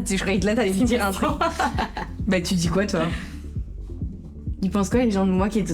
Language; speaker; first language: French; native; French